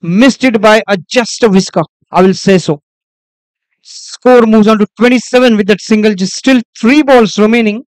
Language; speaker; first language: English; non-native, local second language; Marathi